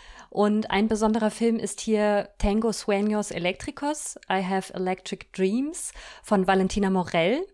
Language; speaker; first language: German; native; German